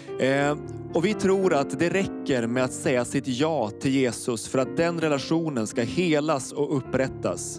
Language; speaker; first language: Swedish; native; Swedish